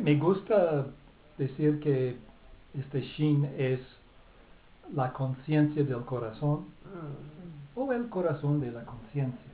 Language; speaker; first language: Spanish; non-native, fluent; English